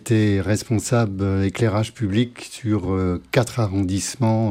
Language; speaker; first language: French; native; French